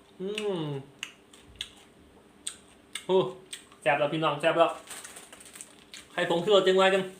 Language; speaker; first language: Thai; non-native, local second language; Lao